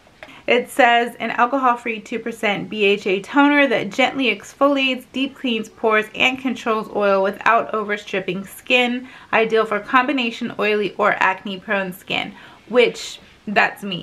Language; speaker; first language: English; native; English